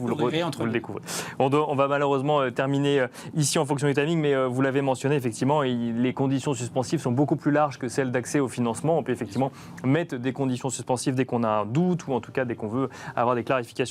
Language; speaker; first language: French; native; French